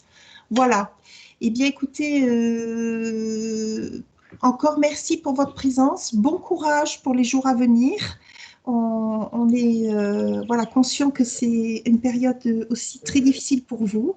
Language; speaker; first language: French; native; French